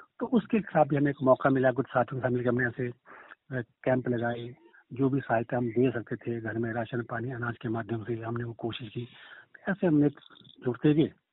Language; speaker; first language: Hindi; native; Hindi